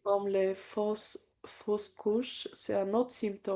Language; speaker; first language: French; non-native, learner; Bulgarian